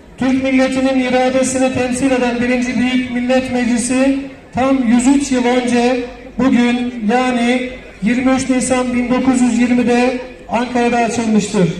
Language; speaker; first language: Turkish; native; Turkish